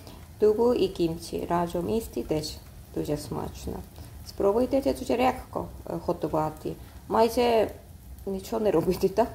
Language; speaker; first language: Ukrainian; non-native, learner; Korean